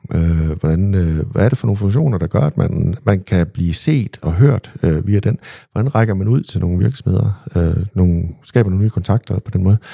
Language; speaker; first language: Danish; native; Danish